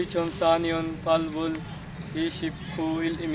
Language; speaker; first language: Korean; non-native, learner; Punjabi